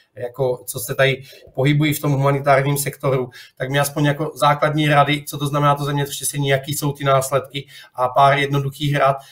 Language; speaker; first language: Czech; native; Czech